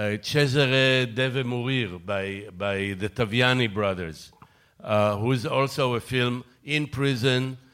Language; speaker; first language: English; non-native, fluent; Hebrew